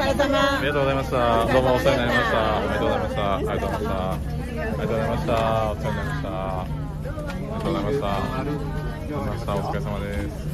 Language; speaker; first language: Japanese; non-native, learner; Filipino